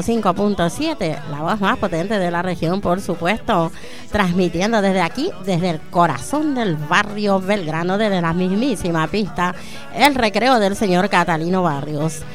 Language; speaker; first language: Spanish; native; Spanish